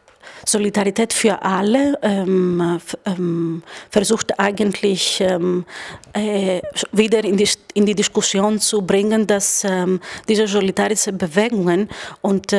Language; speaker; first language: German; non-native, fluent; Greek